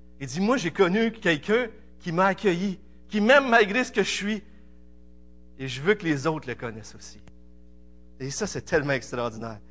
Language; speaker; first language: French; native; French